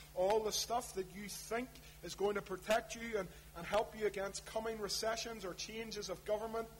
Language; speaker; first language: English; native; English